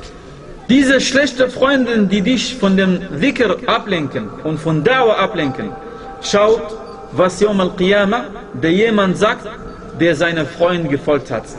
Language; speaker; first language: German; non-native, fluent; Arabic